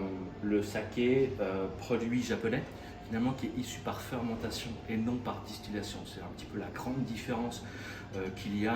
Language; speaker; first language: French; native; French